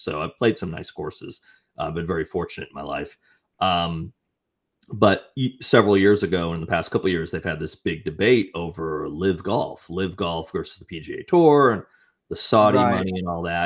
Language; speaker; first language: English; native; English